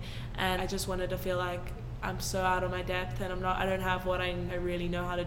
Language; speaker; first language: English; native; English